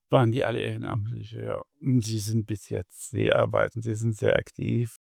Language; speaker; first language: German; non-native, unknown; Arabic